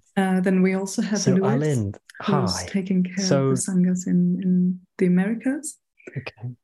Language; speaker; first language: English; non-native, fluent; German